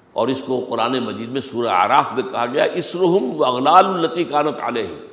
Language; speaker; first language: Urdu; native; Urdu